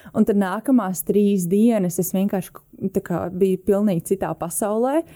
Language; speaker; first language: Latvian; native; Latvian